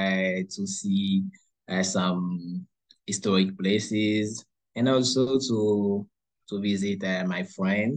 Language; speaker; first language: English; non-native, learner; Haitian Creole